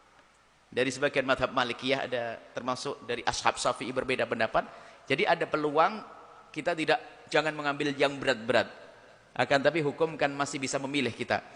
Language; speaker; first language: Indonesian; non-native, local second language; Javanese